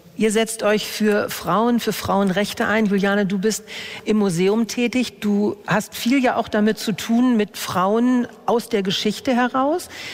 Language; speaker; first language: German; native; German